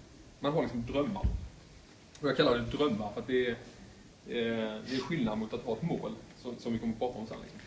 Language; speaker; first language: Swedish; native; Swedish